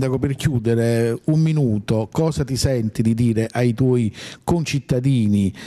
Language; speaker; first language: Italian; native; Italian